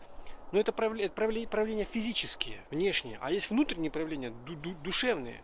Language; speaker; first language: Russian; native; Russian